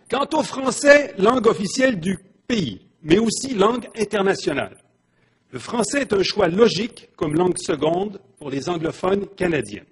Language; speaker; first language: French; native; French